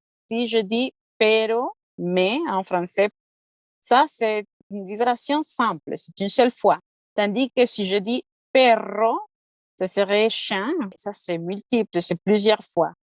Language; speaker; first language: French; non-native, fluent; Spanish